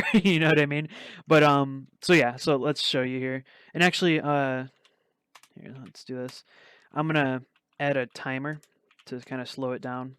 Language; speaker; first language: English; native; English